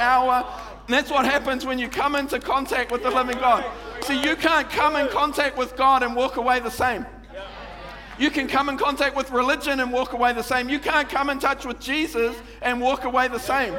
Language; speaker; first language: English; native; English